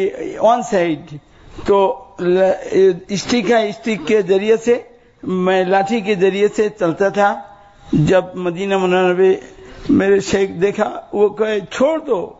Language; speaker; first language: Hindi; non-native, learner; Bangla